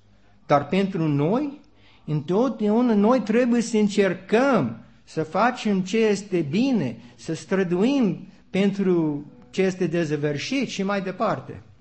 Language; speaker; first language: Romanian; non-native, learner; English